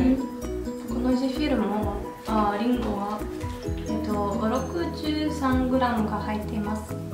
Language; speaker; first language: Japanese; non-native, learner; Russian